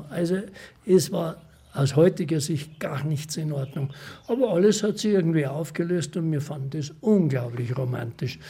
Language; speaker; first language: German; native; German